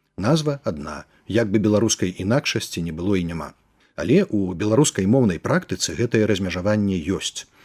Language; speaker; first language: Belarusian; native; Belarusian